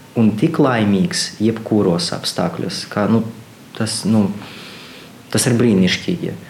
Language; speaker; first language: Latvian; non-native, local second language; Russian